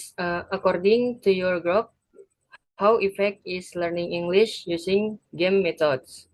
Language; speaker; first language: English; non-native, learner; Indonesian